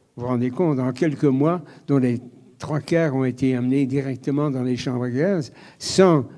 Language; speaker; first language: French; native; French